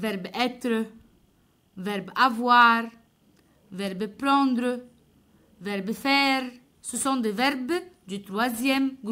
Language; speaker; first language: French; non-native, fluent; Arabic